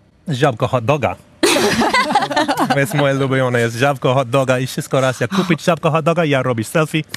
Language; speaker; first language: Polish; non-native, learner; English